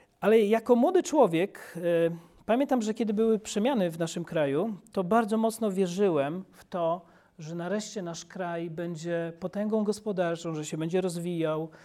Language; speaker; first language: Polish; native; Polish